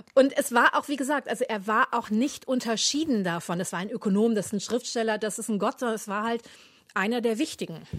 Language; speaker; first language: German; native; German